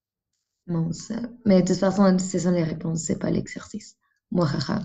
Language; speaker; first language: French; non-native, fluent; Spanish